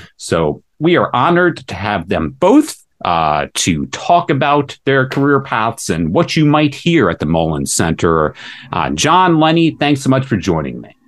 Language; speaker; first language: English; native; English